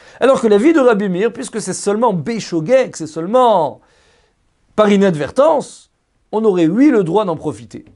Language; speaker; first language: French; native; French